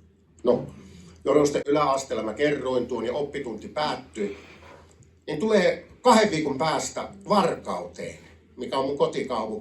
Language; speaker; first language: Finnish; native; Finnish